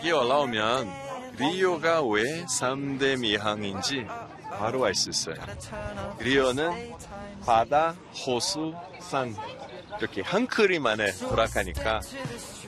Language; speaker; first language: Korean; non-native, fluent; Portuguese